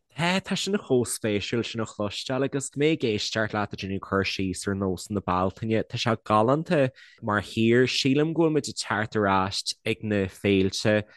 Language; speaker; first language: Irish; non-native, local second language; English